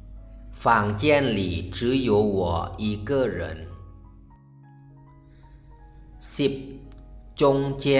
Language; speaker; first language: Chinese; non-native, fluent; Lao